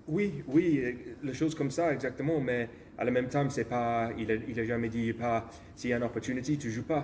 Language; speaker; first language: French; non-native, learner; English